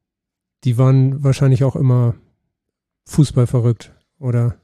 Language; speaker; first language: German; native; German